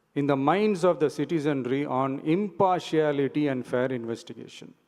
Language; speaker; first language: English; non-native, local second language; Tamil